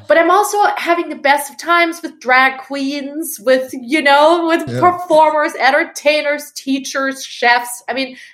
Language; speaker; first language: English; non-native, fluent; German